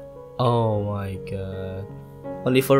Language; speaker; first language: English; non-native, learner; Indonesian